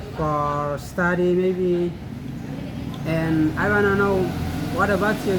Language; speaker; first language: English; non-native, learner; Indonesian